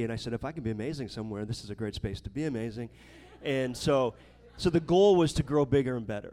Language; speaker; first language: English; native; English